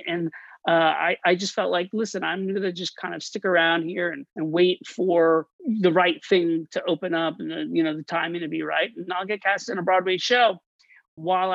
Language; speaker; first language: English; native; English